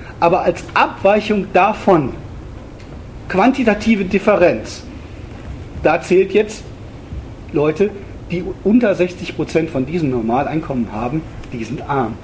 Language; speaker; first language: German; native; German